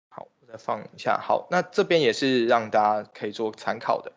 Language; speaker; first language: Chinese; native; Chinese